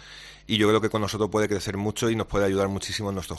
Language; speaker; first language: Spanish; native; Spanish